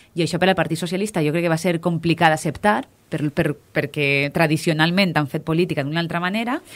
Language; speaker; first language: Catalan; native; Catalan